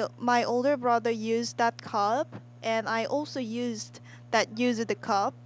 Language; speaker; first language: English; non-native, learner; Korean